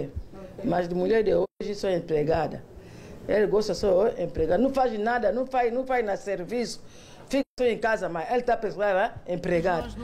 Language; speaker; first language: Portuguese; non-native, local second language; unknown